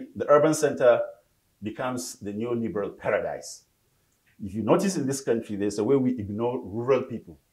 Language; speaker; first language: English; non-native, local second language; Hausa